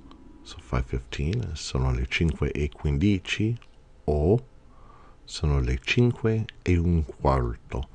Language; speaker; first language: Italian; non-native, fluent; English